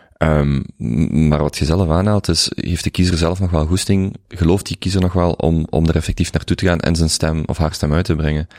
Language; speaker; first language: Dutch; native; Dutch